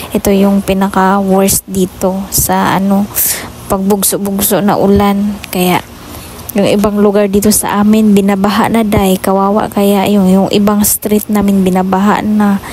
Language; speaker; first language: Filipino; non-native, local second language; Cebuano